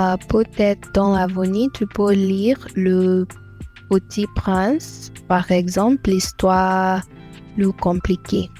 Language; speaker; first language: French; non-native, learner; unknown